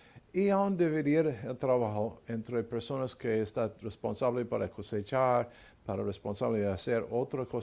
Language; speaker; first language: Spanish; non-native, learner; English